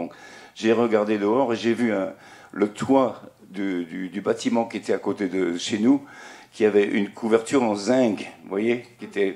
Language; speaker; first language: French; native; French